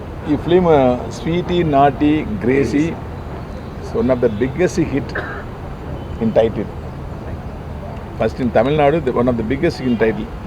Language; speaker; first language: Telugu; non-native, learner; Tamil